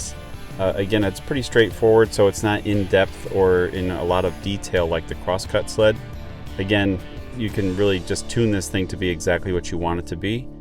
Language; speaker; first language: English; native; English